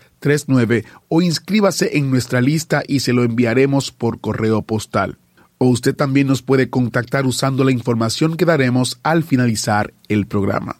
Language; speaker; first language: Spanish; native; Spanish